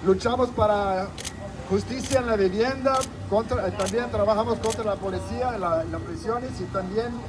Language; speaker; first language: Spanish; early bilingual, heritage; Spanish